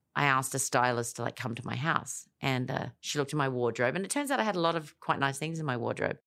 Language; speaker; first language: English; native; English